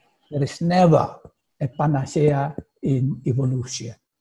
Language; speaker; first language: English; non-native, fluent; Indonesian